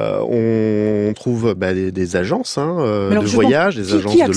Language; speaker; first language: French; native; French